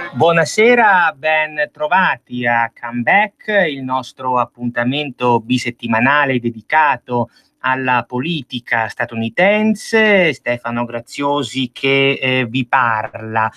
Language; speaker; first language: Italian; native; Italian